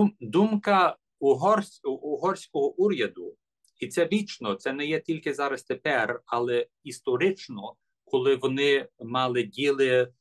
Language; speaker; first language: Ukrainian; early bilingual, heritage; English